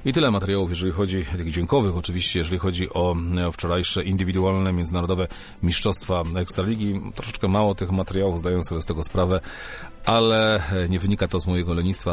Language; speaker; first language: Polish; native; Polish